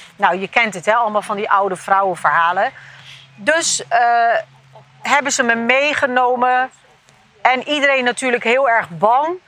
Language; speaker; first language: Dutch; early bilingual, other home language; Turkish